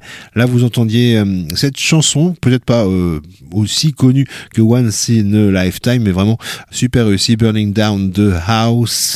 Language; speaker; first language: French; native; French